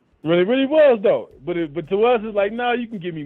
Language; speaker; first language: English; native; English